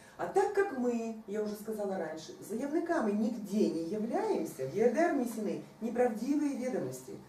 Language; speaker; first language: Russian; non-native, local second language; Ukrainian